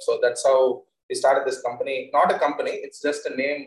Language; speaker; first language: English; non-native, local second language; Tamil